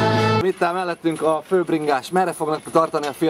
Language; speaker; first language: Hungarian; native; Hungarian